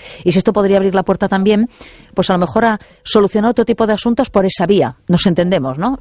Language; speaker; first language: Spanish; native; Spanish